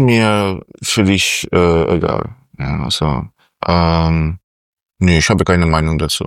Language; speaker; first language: German; non-native, fluent; Polish